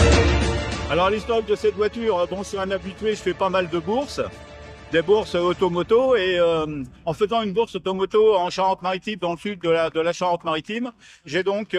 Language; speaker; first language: French; native; French